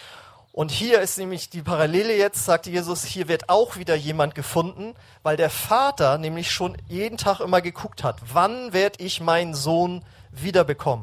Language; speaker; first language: German; native; German